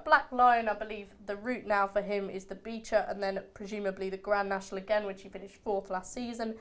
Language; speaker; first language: English; native; English